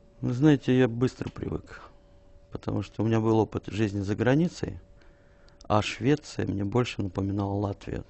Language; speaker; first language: Russian; native; Russian